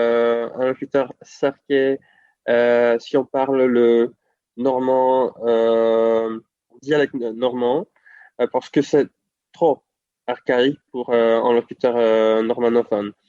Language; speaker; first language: French; non-native, fluent; Czech